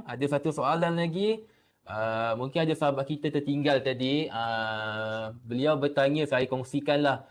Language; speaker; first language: Malay; native; Malay